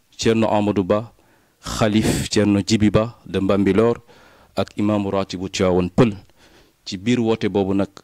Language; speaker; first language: Wolof; native; Wolof